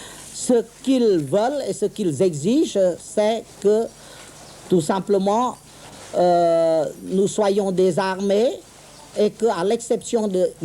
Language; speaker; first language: French; non-native, local second language; Khmer